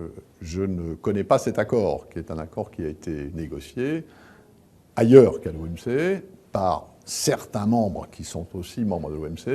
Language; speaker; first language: French; native; French